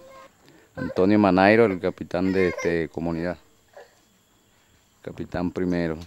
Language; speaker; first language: Spanish; non-native, local second language; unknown